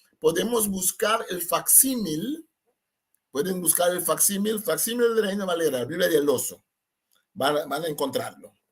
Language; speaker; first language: Spanish; non-native, fluent; Papiamento